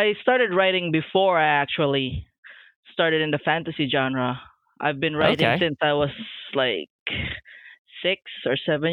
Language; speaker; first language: English; non-native, local second language; Filipino